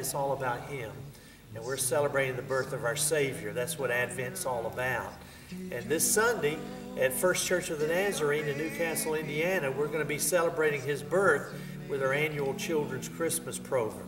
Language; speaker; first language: English; native; English